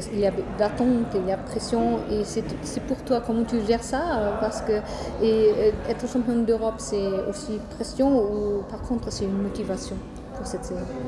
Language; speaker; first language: French; non-native, fluent; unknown